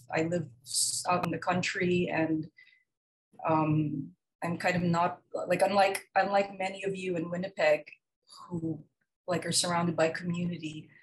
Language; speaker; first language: English; non-native, local second language; Filipino